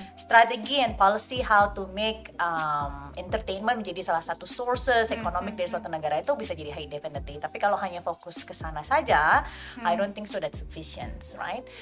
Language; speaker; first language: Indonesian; native; Indonesian